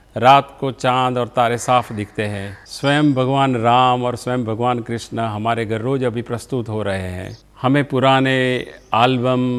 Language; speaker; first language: Hindi; non-native, local second language; Gujarati